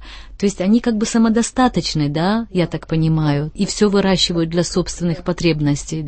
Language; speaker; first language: Russian; native; Russian